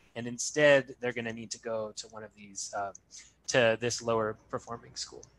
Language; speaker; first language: English; native; English